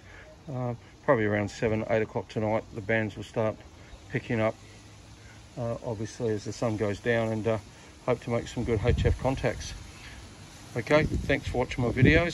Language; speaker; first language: English; native; English